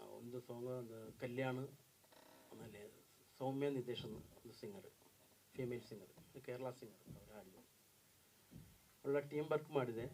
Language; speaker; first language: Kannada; non-native, learner; Malayalam